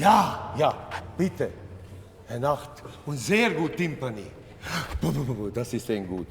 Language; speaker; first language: German; non-native, fluent; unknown